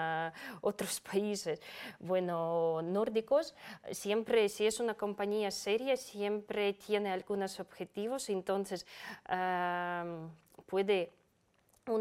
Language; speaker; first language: Spanish; non-native, fluent; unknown